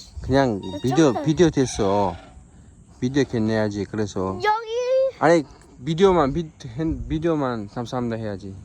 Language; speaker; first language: Korean; non-native, learner; Uzbek